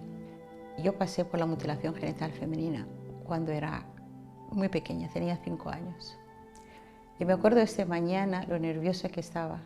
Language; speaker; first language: Spanish; non-native, fluent; Somali